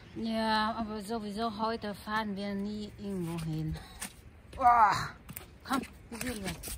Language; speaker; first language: German; non-native, learner; Vietnamese